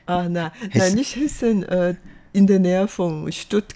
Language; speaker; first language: German; non-native, fluent; Chinese